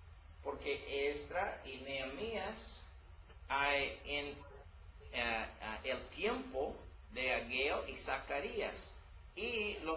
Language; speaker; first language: Spanish; non-native, learner; English